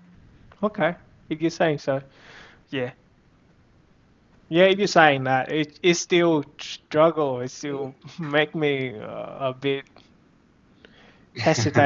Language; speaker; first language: English; non-native, fluent; Vietnamese